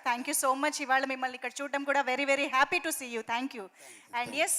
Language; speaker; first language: Telugu; native; Telugu